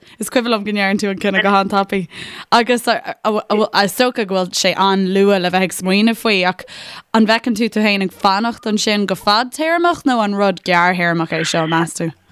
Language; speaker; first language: Irish; non-native, local second language; English